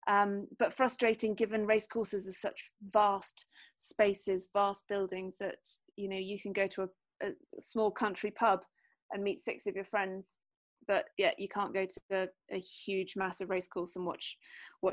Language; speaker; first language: English; native; English